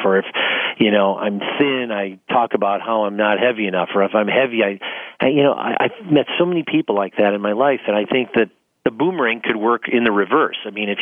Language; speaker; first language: English; native; English